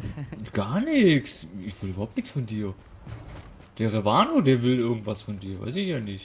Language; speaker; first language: German; native; German